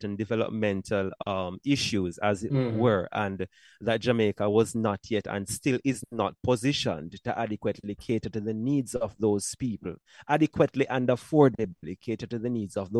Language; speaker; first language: English; non-native, local second language; Jamaican Creole English